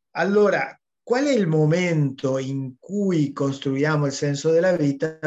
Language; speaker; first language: Italian; non-native, fluent; Spanish